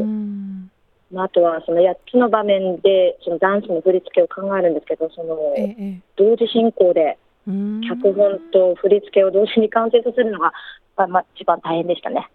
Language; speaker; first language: Japanese; native; Japanese